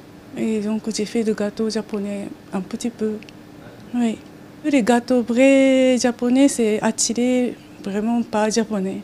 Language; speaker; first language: French; non-native, learner; Japanese